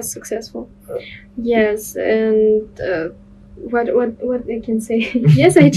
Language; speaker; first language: English; non-native, learner; Russian